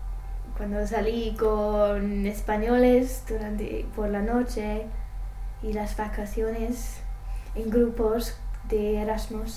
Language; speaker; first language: Spanish; non-native, learner; English